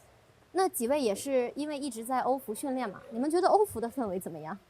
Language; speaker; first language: Chinese; native; Chinese